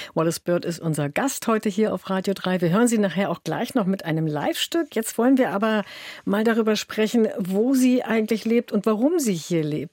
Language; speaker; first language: German; native; German